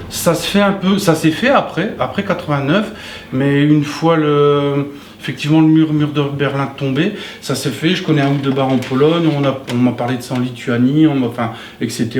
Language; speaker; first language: French; native; French